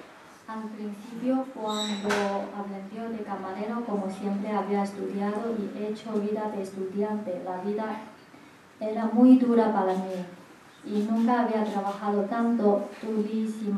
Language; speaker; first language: Spanish; non-native, learner; Chinese